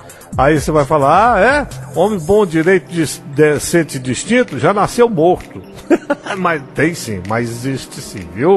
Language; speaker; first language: Portuguese; native; Portuguese